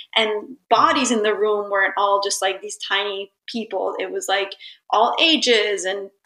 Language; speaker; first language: English; early bilingual, other home language; Italian